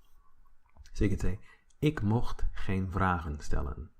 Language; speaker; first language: Dutch; non-native, fluent; English